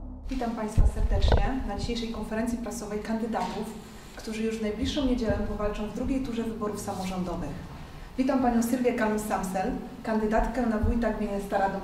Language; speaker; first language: Polish; native; Polish